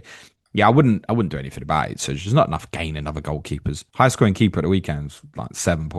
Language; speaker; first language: English; native; English